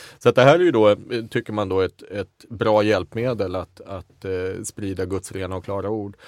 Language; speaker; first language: Swedish; native; Swedish